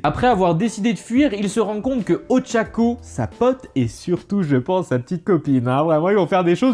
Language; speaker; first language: French; native; French